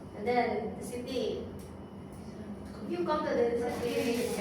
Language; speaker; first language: English; non-native, fluent; Indonesian